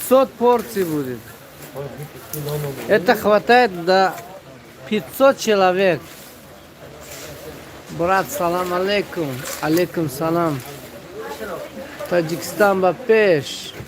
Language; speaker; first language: Russian; non-native, fluent; Tajik